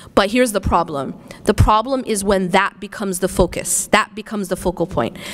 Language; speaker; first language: English; native; English